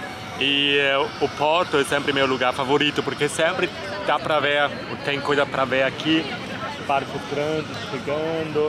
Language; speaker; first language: Portuguese; non-native, fluent; German